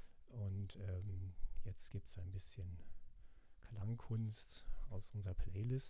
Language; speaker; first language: German; native; German